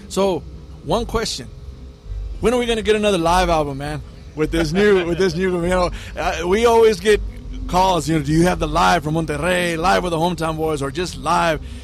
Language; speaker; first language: English; early bilingual, other home language; Spanish